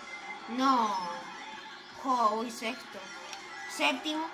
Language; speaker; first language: Spanish; native; Spanish